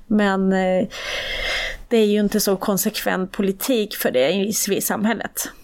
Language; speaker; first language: Swedish; early bilingual, other home language; Persian